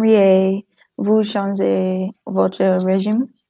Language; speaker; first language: French; non-native, learner; English